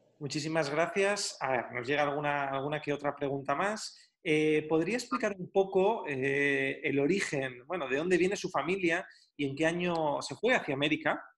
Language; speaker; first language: Spanish; native; Spanish